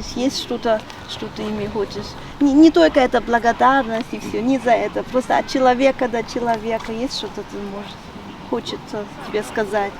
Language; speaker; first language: Russian; early bilingual, heritage; Russian